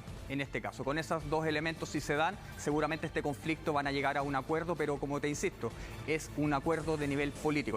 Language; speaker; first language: Spanish; native; Spanish